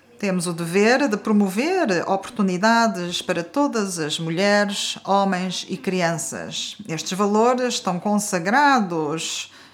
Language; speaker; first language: Portuguese; non-native, fluent; Norwegian